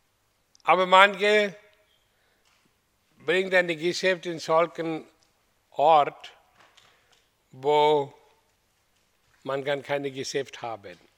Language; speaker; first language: German; non-native, fluent; Hindi